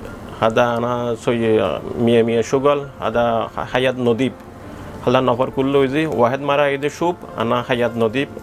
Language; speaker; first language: Arabic; non-native, learner; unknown